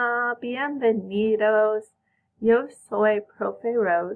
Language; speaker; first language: Spanish; non-native, fluent; English